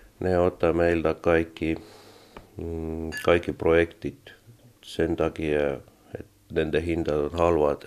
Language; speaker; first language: Finnish; non-native, learner; Estonian